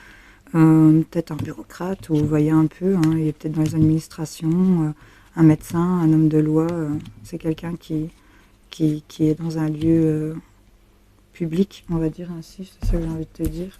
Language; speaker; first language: French; native; French